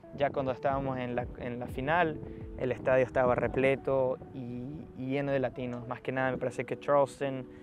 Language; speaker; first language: Spanish; early bilingual, heritage; Spanish